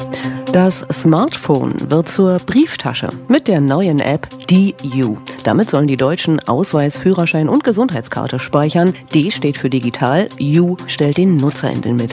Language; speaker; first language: German; native; German